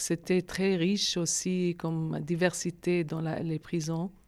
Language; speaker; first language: French; non-native, fluent; Arabic